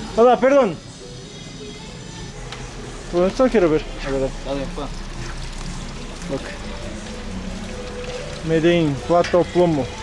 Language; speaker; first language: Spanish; non-native, learner; Portuguese